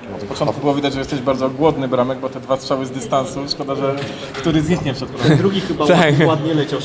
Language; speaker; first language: Polish; native; Polish